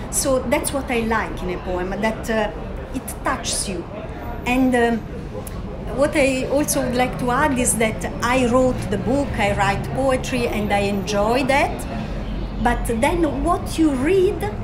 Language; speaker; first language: English; non-native, fluent; Italian